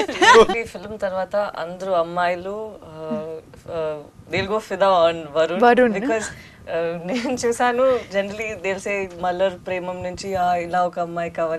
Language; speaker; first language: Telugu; non-native, learner; Tamil